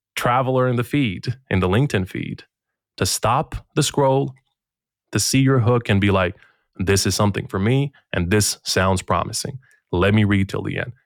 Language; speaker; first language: English; non-native, fluent; Bosnian